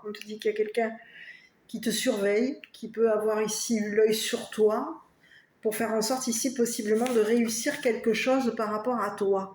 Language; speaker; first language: French; native; French